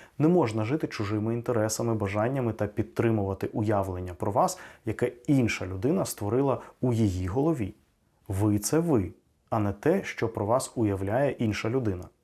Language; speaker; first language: Ukrainian; native; Ukrainian